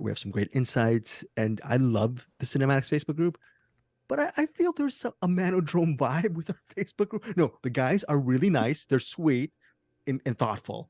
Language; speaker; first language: English; native; English